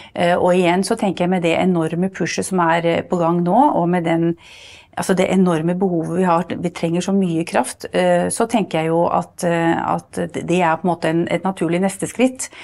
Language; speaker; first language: Norwegian; native; Norwegian